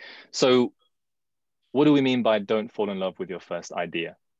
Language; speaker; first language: English; early bilingual, other home language; Chinese